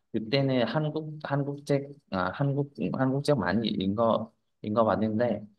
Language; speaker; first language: Korean; non-native, fluent; Vietnamese